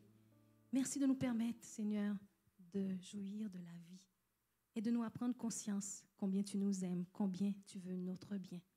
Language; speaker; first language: French; native; French